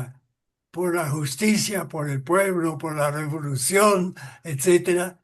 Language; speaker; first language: Spanish; non-native, fluent; English